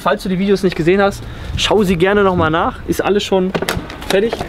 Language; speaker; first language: German; native; German